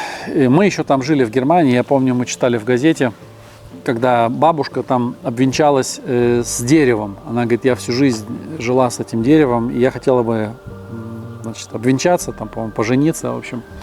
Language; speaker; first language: Russian; native; Russian